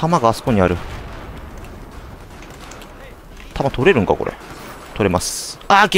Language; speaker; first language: Japanese; native; Japanese